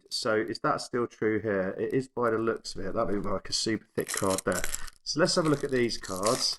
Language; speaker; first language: English; native; English